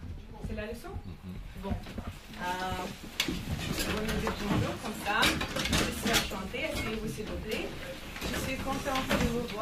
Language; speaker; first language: French; non-native, fluent; Russian